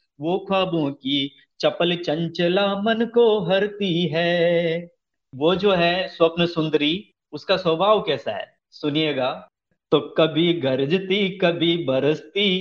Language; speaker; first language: Hindi; native; Hindi